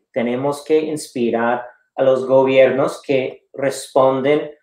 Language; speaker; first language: Spanish; non-native, fluent; English